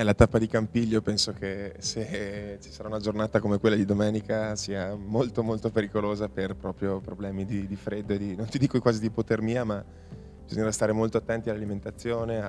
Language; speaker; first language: Italian; native; Italian